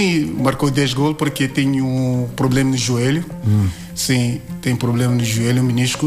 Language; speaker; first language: Portuguese; non-native, learner; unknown